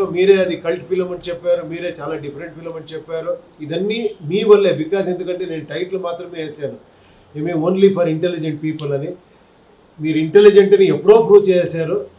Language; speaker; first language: Telugu; non-native, local second language; Kannada